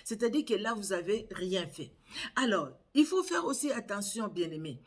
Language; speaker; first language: French; non-native, local second language; Lingala